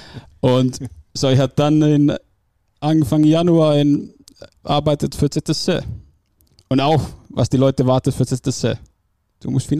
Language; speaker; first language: German; non-native, fluent; Finnish